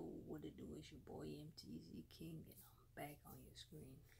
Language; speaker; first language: English; early bilingual, other home language; Spanish